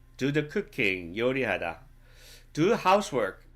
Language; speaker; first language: English; non-native, fluent; Korean